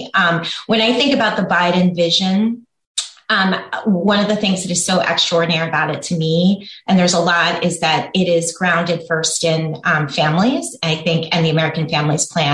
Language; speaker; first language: English; native; English